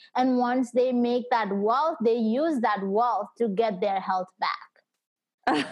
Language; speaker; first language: English; non-native, local second language; Nepali